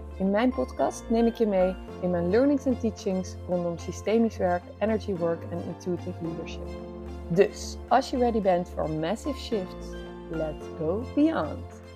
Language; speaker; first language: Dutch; native; Dutch